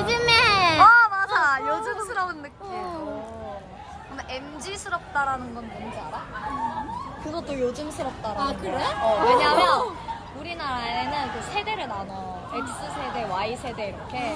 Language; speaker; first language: Korean; non-native, learner; Japanese